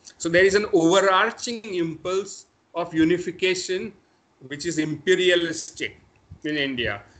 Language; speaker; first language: English; non-native, local second language; Marathi